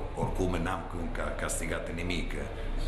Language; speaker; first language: Romanian; non-native, fluent; Italian